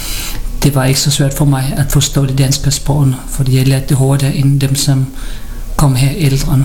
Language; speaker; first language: Danish; early bilingual, other home language; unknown